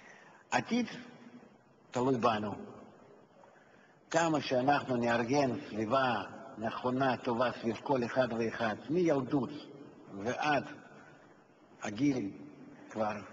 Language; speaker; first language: Hebrew; non-native, fluent; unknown